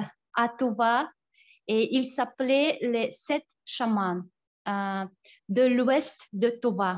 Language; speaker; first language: French; non-native, fluent; Tuvinian